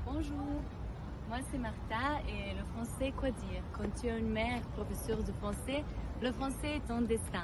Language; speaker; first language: French; non-native, fluent; Croatian